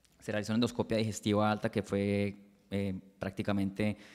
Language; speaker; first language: Spanish; native; Spanish